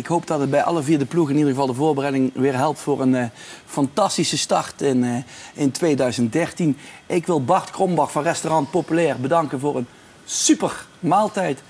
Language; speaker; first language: Dutch; native; Dutch